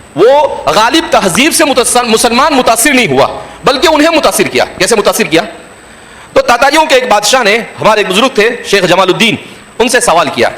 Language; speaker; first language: Urdu; non-native, local second language; Gujarati